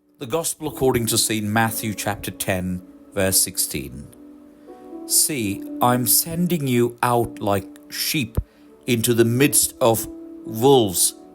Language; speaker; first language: English; non-native, local second language; Malayalam